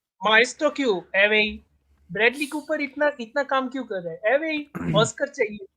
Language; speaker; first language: Hindi; native; Hindi